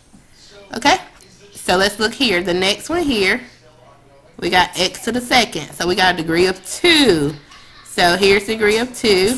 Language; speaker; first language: English; native; English